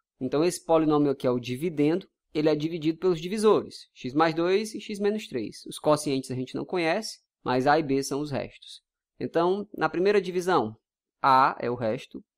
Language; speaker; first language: Portuguese; native; Portuguese